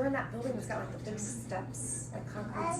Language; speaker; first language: English; native; English